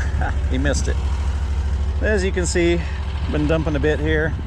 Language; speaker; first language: English; native; English